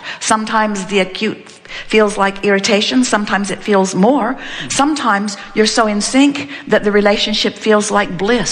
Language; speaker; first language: English; native; English